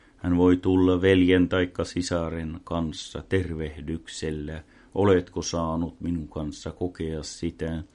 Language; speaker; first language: Finnish; non-native, local second language; Swedish